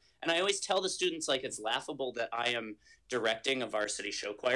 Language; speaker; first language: English; native; English